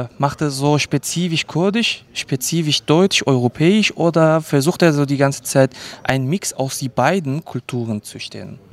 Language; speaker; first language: German; early bilingual, other home language; Kurdish